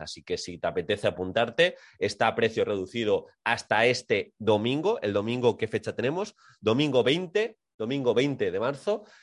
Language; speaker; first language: Spanish; native; Spanish